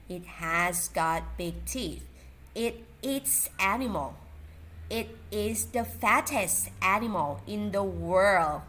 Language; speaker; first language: English; non-native, learner; Thai